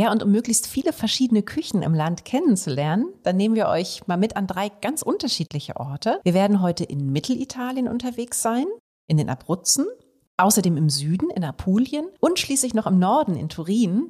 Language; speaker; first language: German; native; German